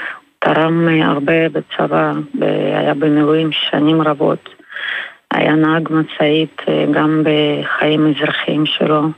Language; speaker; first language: Hebrew; non-native, fluent; Russian